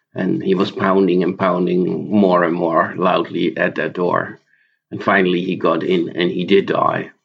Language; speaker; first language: English; non-native, fluent; Dutch